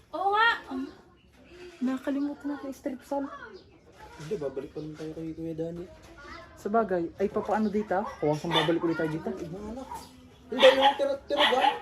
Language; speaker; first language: Filipino; native; Filipino